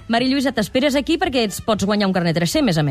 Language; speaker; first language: Catalan; native; Catalan